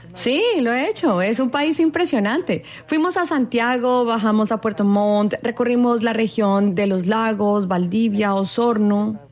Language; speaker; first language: Spanish; non-native, fluent; English